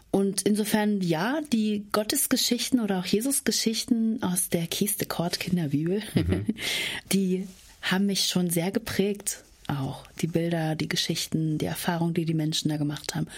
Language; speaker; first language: German; native; German